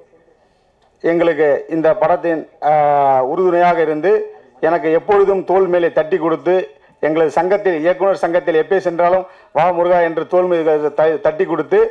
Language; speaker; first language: Tamil; native; Tamil